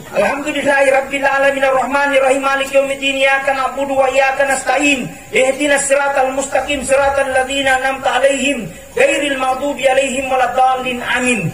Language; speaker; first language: Indonesian; non-native, local second language; Buginese